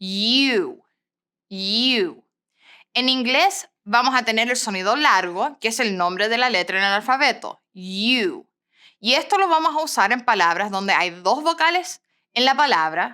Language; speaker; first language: Spanish; non-native, fluent; English